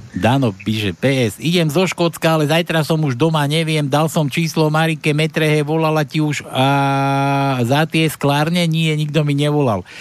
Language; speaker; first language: Slovak; native; Slovak